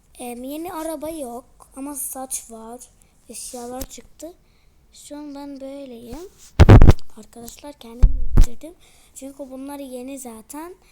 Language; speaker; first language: Turkish; early bilingual, heritage; Turkish